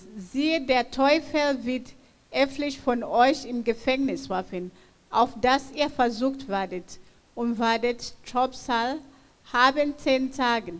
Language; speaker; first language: German; non-native, fluent; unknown